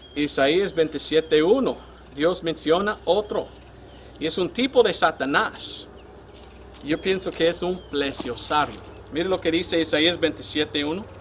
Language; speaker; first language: Spanish; non-native, fluent; English